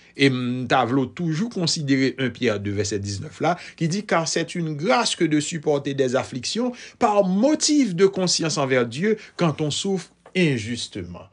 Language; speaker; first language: French; non-native, local second language; Haitian Creole